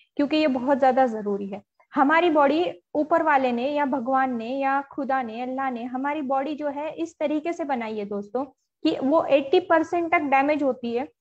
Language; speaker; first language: Hindi; non-native, local second language; Marathi